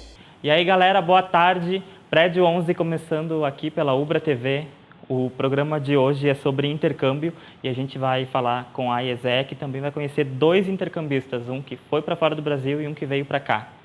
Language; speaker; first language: Portuguese; native; Portuguese